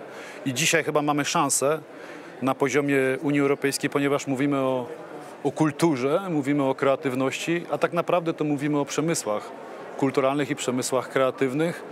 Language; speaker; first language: Polish; native; Polish